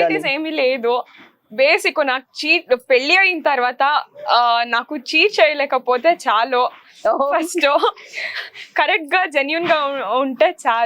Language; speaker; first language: Telugu; non-native, local second language; Kannada